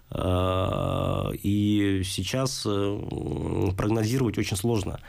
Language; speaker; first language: Russian; native; Russian